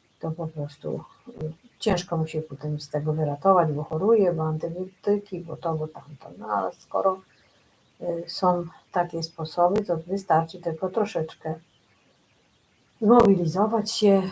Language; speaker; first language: Polish; native; Polish